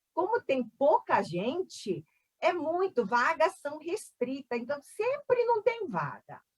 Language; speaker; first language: Portuguese; non-native, fluent; Korean